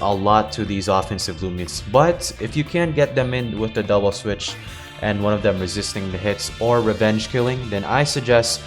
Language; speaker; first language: English; native; English